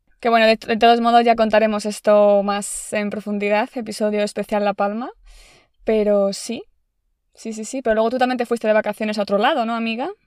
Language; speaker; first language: Spanish; native; Spanish